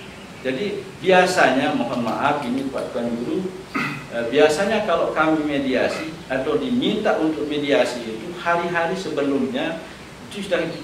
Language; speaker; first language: Indonesian; non-native, local second language; Sasak